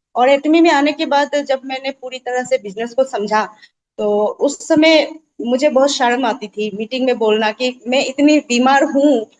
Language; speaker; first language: Hindi; non-native, local second language; Assamese